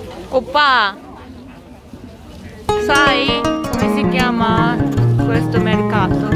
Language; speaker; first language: Italian; non-native, fluent; Korean